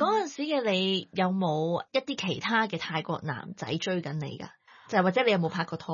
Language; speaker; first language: Cantonese; native; Cantonese